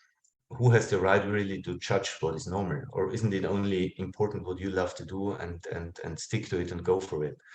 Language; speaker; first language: English; non-native, fluent; German